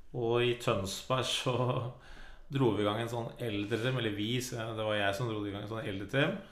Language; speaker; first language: Norwegian; native; Norwegian